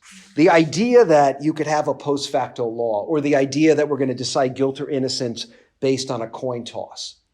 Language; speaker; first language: English; native; English